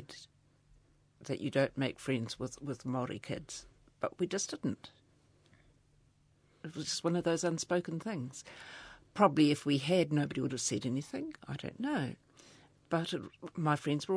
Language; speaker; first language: English; native; English